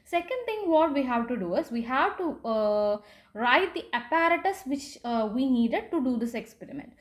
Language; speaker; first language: English; non-native, local second language; Malayalam